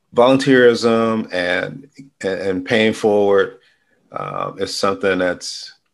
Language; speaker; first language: English; native; English